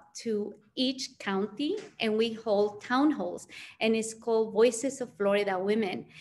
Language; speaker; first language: English; early bilingual, other home language; Spanish